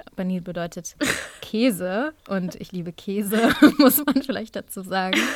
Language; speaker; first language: German; native; German